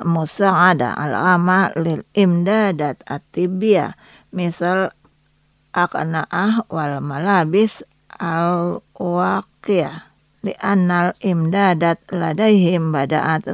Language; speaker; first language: Arabic; non-native, fluent; Indonesian